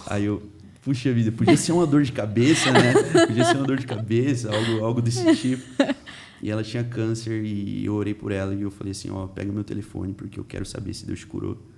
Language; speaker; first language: Portuguese; early bilingual, heritage; Portuguese